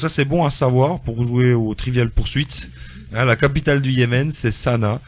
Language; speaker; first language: French; native; French